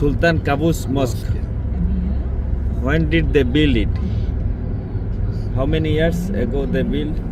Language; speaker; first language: English; non-native, learner; Bangla